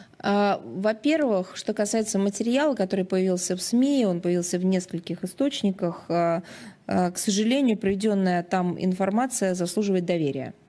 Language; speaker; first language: Russian; native; Russian